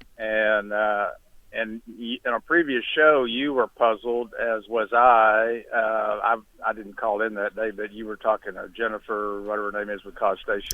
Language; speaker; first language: English; native; English